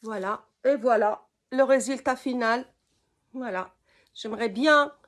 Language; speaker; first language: French; non-native, local second language; Arabic